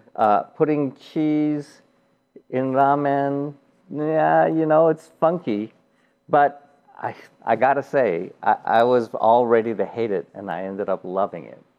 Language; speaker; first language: English; early bilingual, other home language; Japanese